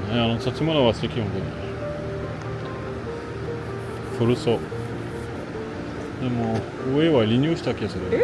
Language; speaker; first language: Japanese; non-native, learner; French